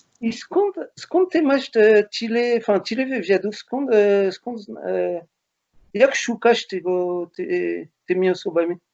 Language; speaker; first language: Polish; non-native, learner; French